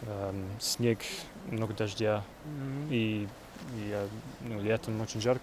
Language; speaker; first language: Russian; non-native, learner; English